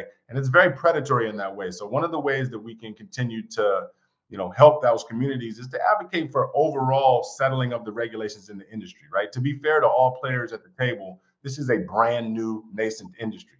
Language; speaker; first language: English; native; English